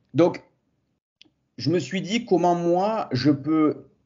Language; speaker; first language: French; native; French